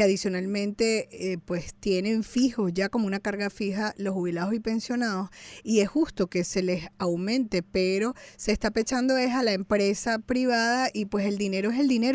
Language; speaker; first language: Spanish; native; Spanish